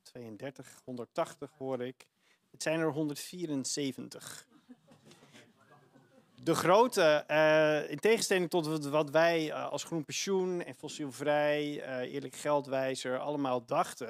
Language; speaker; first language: Dutch; native; Dutch